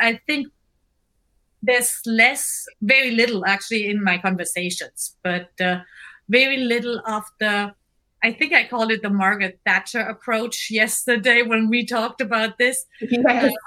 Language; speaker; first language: English; non-native, fluent; German